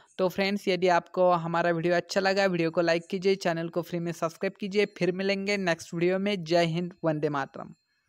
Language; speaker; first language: Hindi; non-native, local second language; Marathi